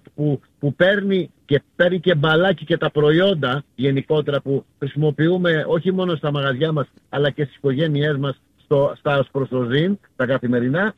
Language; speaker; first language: Greek; native; Greek